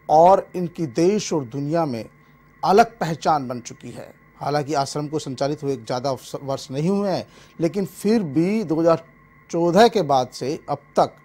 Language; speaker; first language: Hindi; native; Hindi